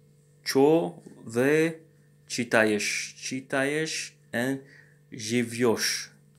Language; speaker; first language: Russian; non-native, learner; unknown